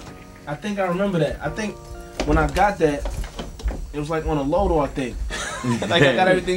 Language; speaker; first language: English; native; English